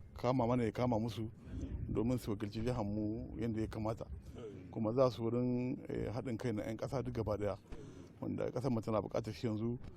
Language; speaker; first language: Hausa; native; Hausa